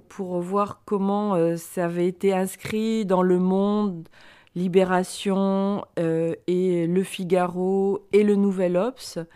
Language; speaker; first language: French; native; French